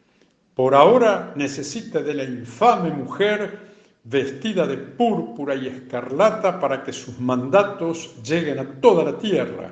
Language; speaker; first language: Spanish; native; Spanish